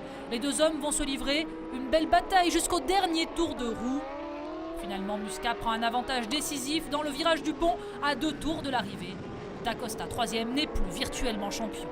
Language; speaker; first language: French; native; French